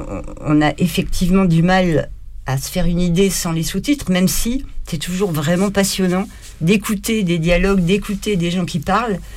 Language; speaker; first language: French; native; French